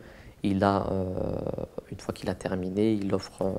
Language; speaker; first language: French; native; French